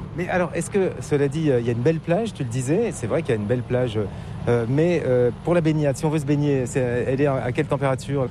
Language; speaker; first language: French; native; French